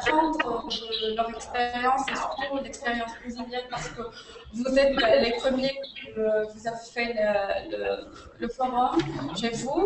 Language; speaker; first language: French; non-native, local second language; Arabic